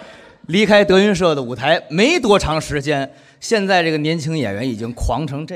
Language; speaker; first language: Chinese; native; Chinese